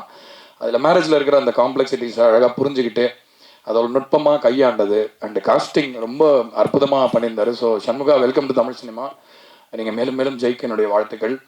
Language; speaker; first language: Tamil; native; Tamil